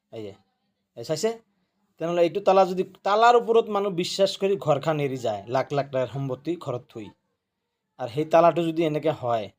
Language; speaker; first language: Assamese; non-native, local second language; Bangla